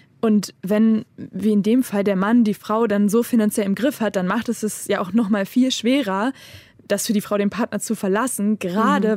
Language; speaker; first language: German; native; German